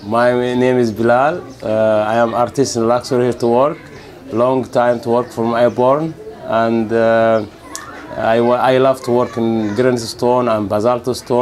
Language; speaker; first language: English; non-native, learner; Arabic